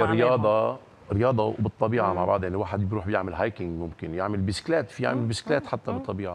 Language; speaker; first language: Arabic; native; Arabic